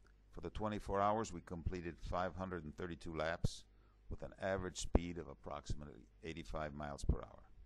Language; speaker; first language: English; early bilingual, other home language; Italian